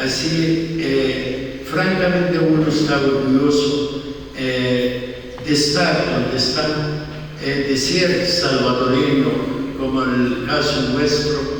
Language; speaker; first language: Spanish; non-native, fluent; Arabic